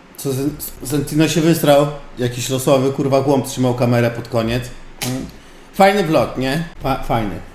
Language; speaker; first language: Polish; native; Polish